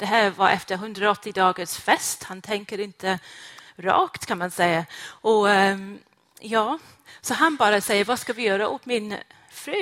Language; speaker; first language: Swedish; non-native, fluent; English